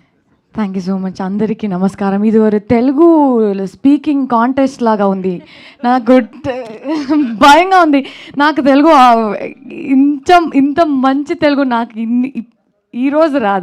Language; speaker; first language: Telugu; non-native, learner; Kannada